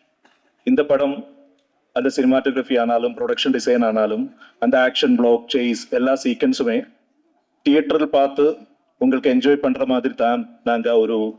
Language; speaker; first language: Tamil; non-native, learner; Malayalam